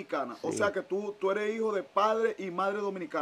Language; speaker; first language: Spanish; native; Spanish